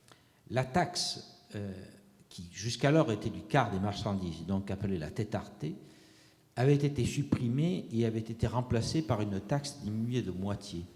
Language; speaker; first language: French; native; French